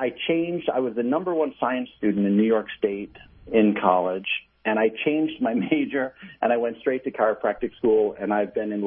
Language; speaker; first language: English; native; English